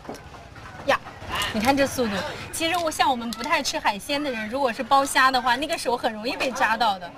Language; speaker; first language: Chinese; native; Chinese